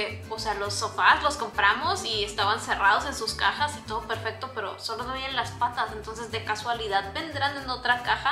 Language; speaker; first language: Spanish; native; Spanish